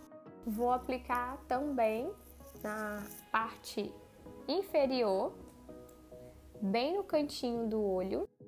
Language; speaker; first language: Portuguese; native; Portuguese